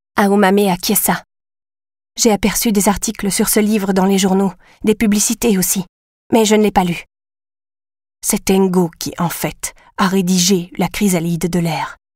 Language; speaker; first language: French; native; French